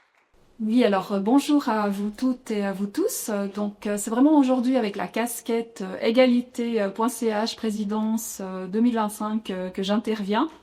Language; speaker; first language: French; native; French